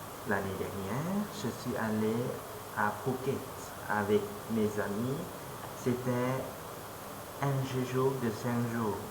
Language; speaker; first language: French; non-native, fluent; Lao